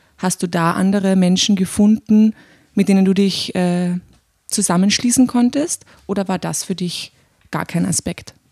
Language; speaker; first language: German; native; German